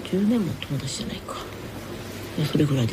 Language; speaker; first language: Japanese; native; Japanese